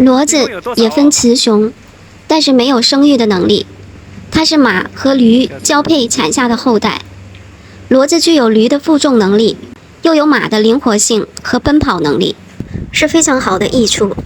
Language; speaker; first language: Chinese; native; Chinese